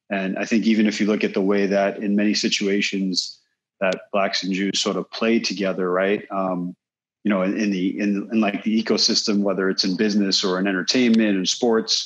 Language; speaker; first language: English; native; English